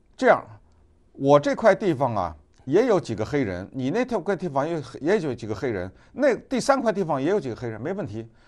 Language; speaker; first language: Chinese; native; Chinese